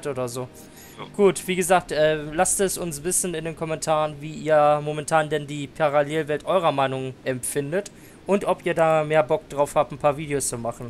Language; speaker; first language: German; native; German